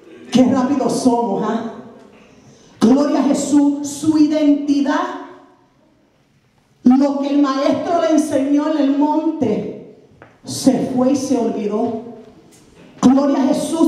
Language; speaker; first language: Spanish; native; Spanish